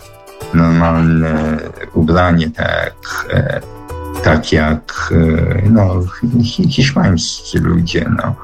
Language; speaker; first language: Polish; early bilingual, heritage; Polish